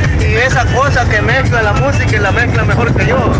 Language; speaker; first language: Spanish; native; Spanish